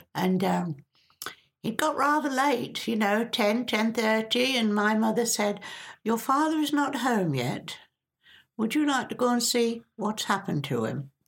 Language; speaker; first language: English; native; English